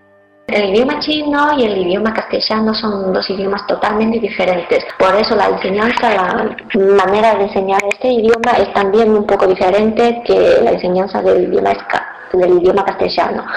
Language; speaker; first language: Spanish; non-native, fluent; Chinese